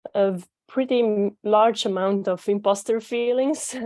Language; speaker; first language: English; non-native, fluent; Dutch